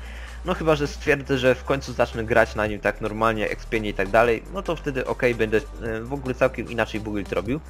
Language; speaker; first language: Polish; native; Polish